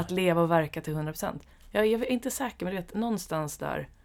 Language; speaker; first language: Swedish; native; Swedish